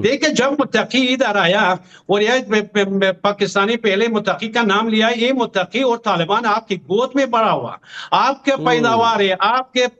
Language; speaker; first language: Hindi; non-native, fluent; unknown